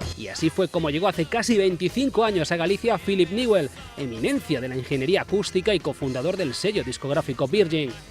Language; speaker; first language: Spanish; native; Spanish